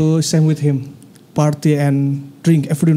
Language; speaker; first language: English; non-native, learner; Indonesian